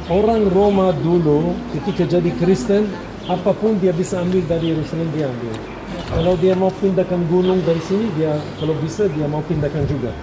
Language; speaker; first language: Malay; non-native, fluent; Hebrew